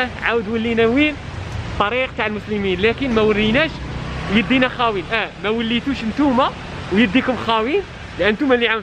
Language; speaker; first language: Arabic; native; Arabic